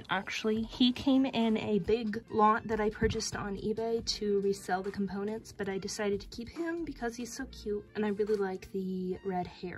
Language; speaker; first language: English; native; English